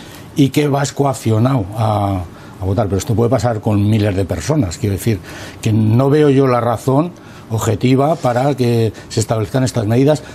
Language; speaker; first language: Spanish; native; Spanish